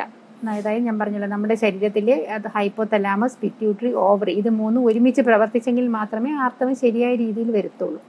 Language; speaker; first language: Malayalam; native; Malayalam